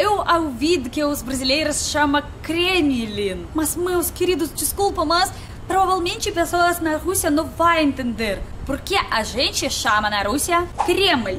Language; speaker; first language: Portuguese; non-native, learner; Russian